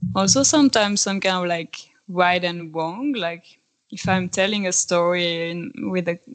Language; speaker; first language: English; non-native, fluent; French